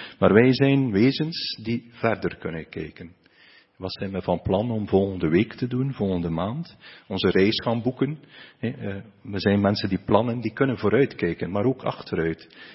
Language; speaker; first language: Dutch; native; Dutch